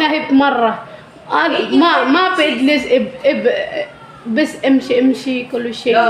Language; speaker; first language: Arabic; non-native, learner; Filipino